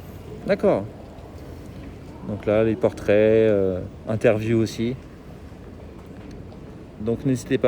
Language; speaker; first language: French; native; French